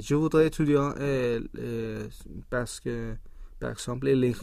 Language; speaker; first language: French; non-native, learner; Swedish